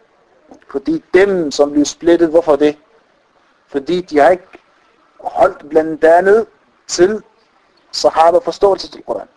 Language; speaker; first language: Danish; non-native, fluent; Arabic